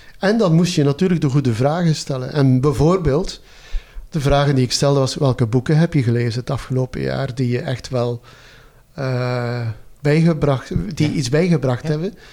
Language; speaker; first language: Dutch; native; Dutch